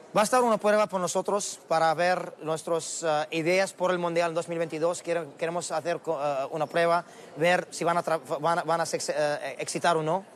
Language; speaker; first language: Spanish; non-native, fluent; Arabic